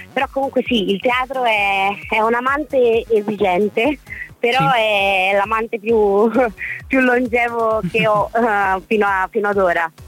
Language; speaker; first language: Italian; native; Italian